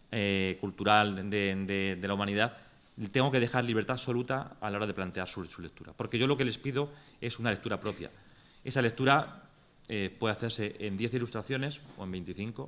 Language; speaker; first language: Spanish; native; Spanish